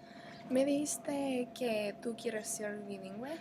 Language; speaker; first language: Spanish; non-native, learner; English